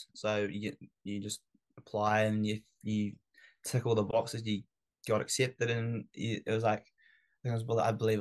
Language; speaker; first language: English; native; English